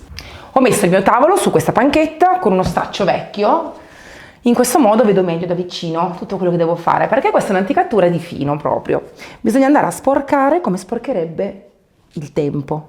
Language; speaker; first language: Italian; native; Italian